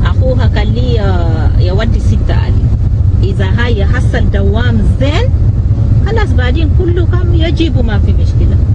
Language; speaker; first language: Arabic; non-native, learner; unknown